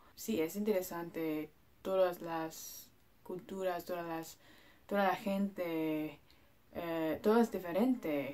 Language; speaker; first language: Spanish; non-native, learner; English